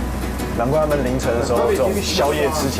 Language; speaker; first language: Chinese; native; Chinese